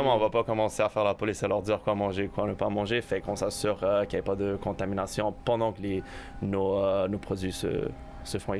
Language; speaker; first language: French; native; French